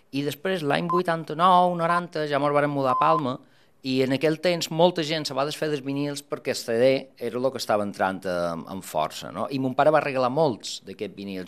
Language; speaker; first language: Catalan; non-native, local second language; Spanish